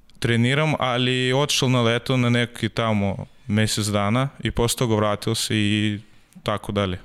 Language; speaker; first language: Serbian; non-native, learner; Russian